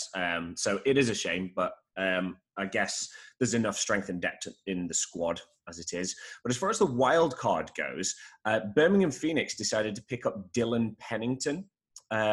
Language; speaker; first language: English; native; English